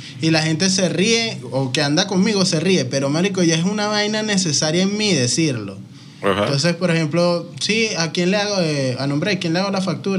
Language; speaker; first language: Spanish; native; Spanish